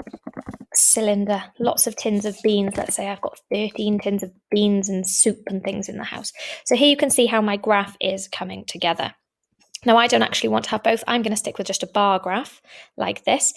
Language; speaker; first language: English; native; English